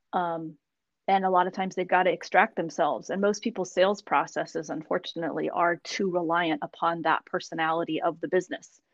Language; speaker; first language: English; native; English